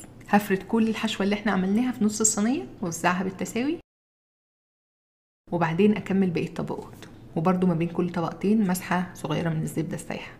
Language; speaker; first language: Arabic; native; Arabic